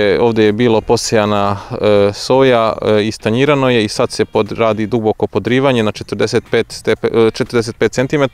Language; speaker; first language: Croatian; non-native, local second language; Hungarian